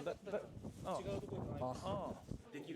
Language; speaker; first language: Japanese; native; Japanese